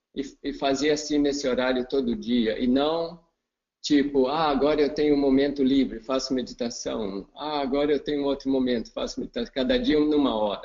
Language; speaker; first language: Portuguese; non-native, fluent; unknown